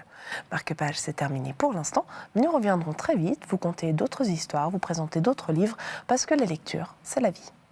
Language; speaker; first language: French; native; French